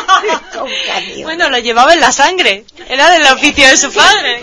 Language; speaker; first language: Spanish; native; Spanish